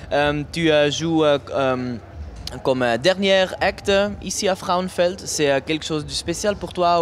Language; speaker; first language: French; non-native, learner; German